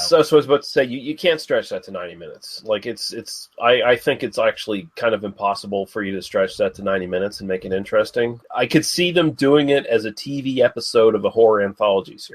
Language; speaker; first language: English; native; English